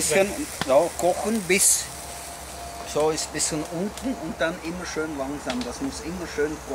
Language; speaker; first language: German; non-native, learner; Czech